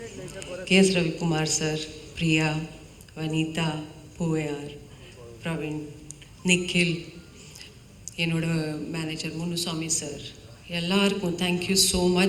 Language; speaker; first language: Tamil; non-native, local second language; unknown